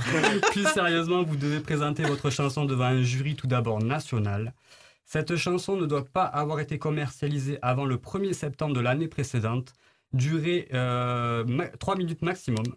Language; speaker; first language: French; native; French